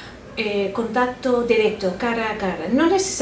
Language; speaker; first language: Spanish; non-native, fluent; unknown